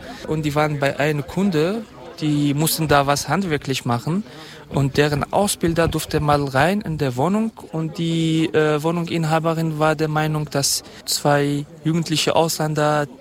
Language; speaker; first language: German; non-native, fluent; Kurdish